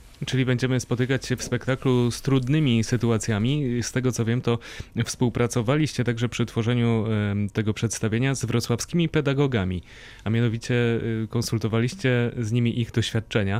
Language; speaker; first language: Polish; native; Polish